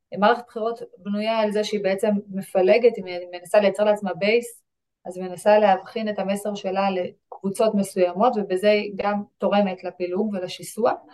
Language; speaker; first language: Hebrew; native; Hebrew